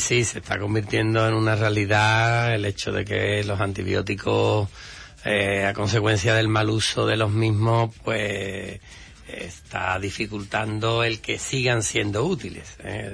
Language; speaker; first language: Spanish; native; Spanish